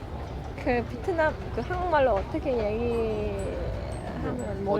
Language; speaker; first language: Korean; non-native, learner; Vietnamese